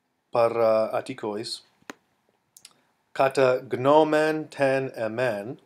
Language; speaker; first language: Greek; non-native, fluent; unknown